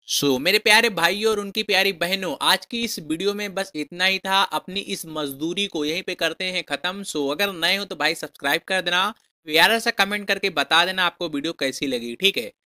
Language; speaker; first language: Hindi; native; Hindi